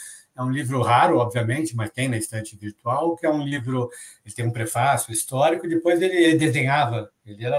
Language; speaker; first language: Portuguese; native; Portuguese